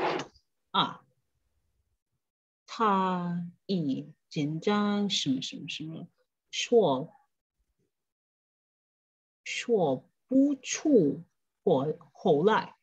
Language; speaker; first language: Chinese; non-native, learner; English